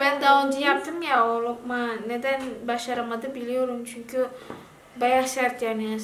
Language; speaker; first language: Turkish; non-native, learner; Indonesian